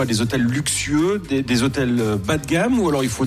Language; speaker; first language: French; native; French